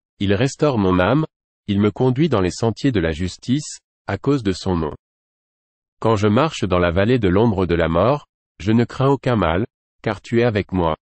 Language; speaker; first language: French; non-native, local second language; Haitian Creole